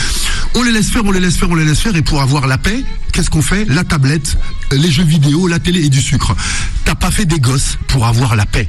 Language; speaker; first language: French; native; French